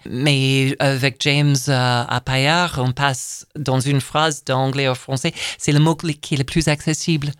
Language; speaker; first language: French; non-native, fluent; English